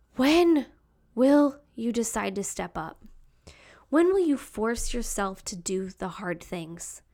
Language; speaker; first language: English; native; English